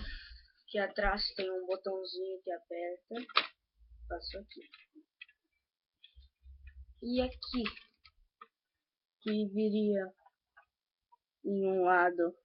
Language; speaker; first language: Portuguese; native; Portuguese